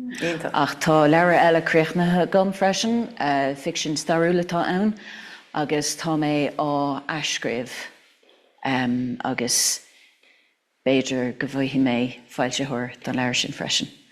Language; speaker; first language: Irish; non-native, local second language; English